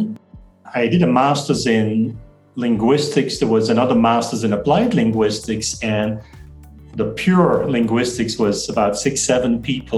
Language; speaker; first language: English; non-native, fluent; Dutch